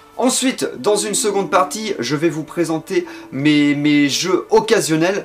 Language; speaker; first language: French; native; French